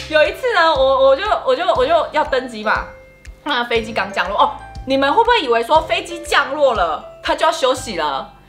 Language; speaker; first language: Chinese; native; Chinese